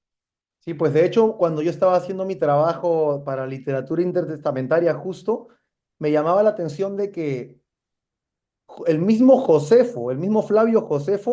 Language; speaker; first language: Spanish; native; Spanish